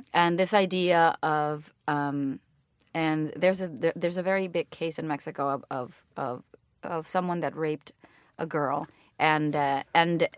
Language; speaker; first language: English; non-native, fluent; Spanish